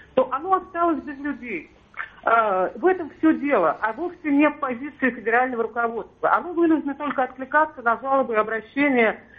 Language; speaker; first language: Russian; native; Russian